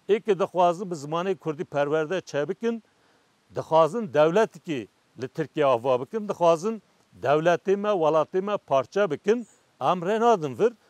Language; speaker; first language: Kurdish; non-native, local second language; Turkish